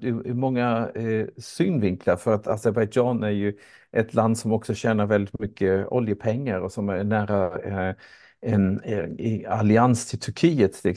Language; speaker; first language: Swedish; native; Swedish